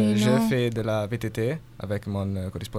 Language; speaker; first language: French; non-native, learner; Italian